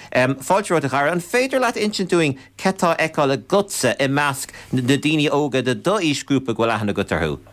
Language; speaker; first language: Irish; native; Irish